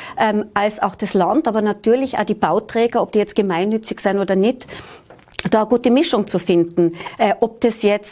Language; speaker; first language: German; native; German